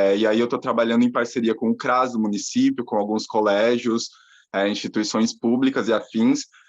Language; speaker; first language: Portuguese; native; Portuguese